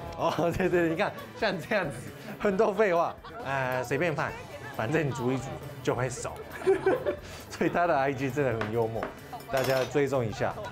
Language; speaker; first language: Chinese; native; Chinese